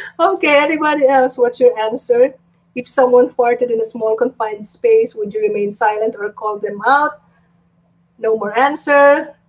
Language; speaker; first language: English; non-native, local second language; Filipino